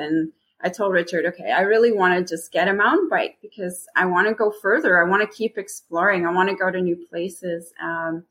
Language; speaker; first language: English; non-native, fluent; French